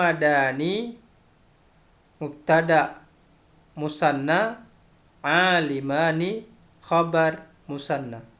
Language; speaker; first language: Arabic; non-native, fluent; Indonesian